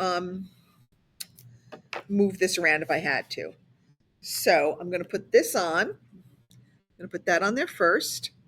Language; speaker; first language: English; native; English